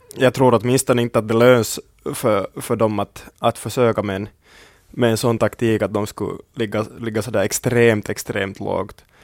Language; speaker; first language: Swedish; native; Swedish